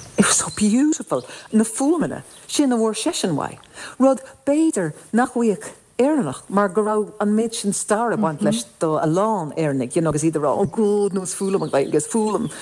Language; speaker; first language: Irish; non-native, local second language; English